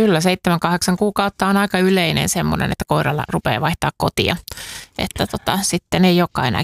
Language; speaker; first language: Finnish; native; Finnish